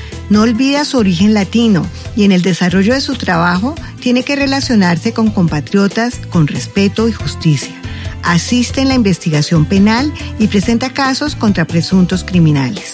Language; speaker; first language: Spanish; native; Spanish